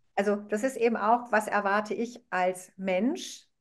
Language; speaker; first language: German; non-native, fluent; Arabic